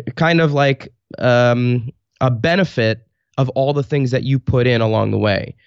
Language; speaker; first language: English; native; English